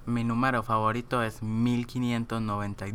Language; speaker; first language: Spanish; non-native, learner; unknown